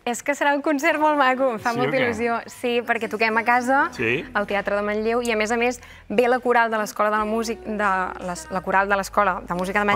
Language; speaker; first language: Catalan; native; Catalan